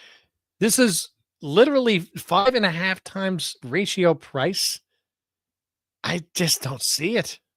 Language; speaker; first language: English; native; English